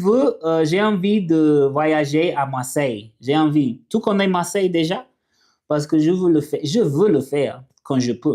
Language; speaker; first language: French; non-native, learner; English